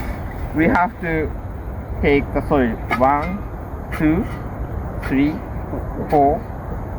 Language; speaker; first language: English; non-native, local second language; Bangla